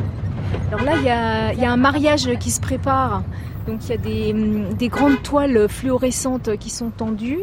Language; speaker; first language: French; native; French